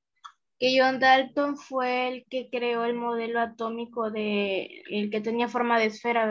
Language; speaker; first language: Spanish; native; Spanish